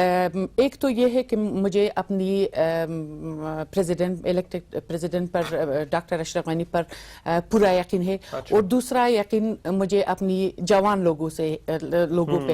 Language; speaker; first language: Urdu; non-native, learner; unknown